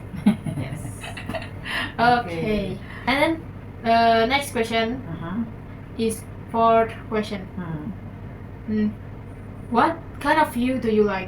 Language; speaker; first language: English; non-native, learner; Indonesian